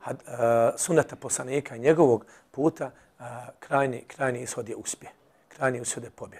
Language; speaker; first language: Serbian; native; Serbian